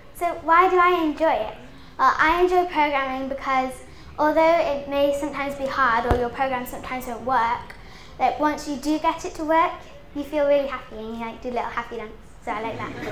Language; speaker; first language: English; native; English